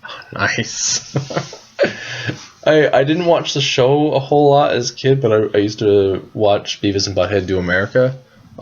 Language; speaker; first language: English; native; English